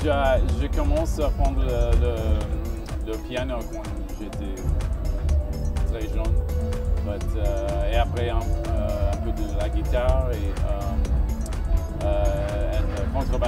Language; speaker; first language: French; non-native, learner; English